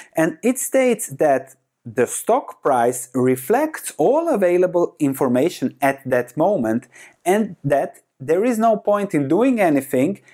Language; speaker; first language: English; non-native, fluent; Croatian